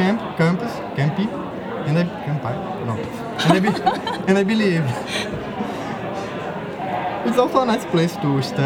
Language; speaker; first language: English; non-native, fluent; Portuguese